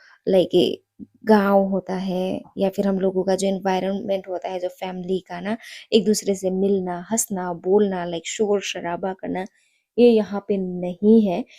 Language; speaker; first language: Hindi; non-native, local second language; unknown